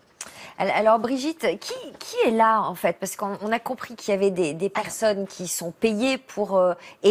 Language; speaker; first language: French; native; French